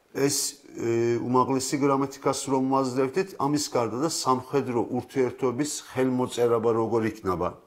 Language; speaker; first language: Georgian; early bilingual, heritage; Georgian